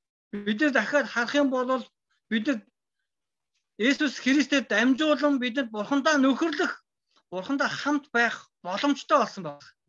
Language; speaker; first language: Mongolian; non-native, fluent; Korean